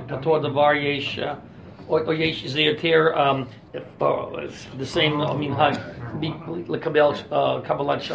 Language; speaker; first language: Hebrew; non-native, fluent; English